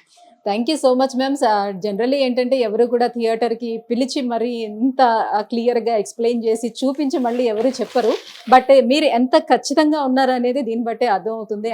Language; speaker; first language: Telugu; native; Telugu